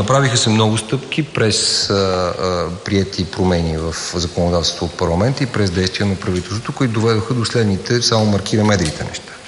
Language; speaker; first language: Bulgarian; native; Bulgarian